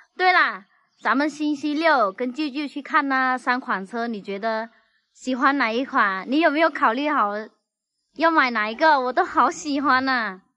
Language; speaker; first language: Chinese; non-native, fluent; Vietnamese